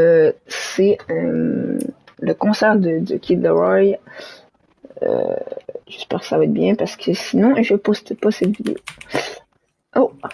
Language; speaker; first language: French; native; French